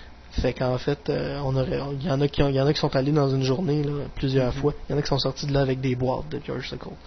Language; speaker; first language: French; native; French